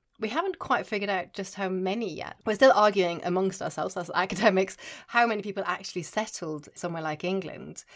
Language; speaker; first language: English; non-native, fluent; Norwegian